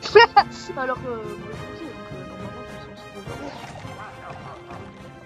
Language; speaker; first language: French; native; French